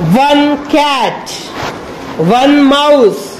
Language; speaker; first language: English; non-native, local second language; Marathi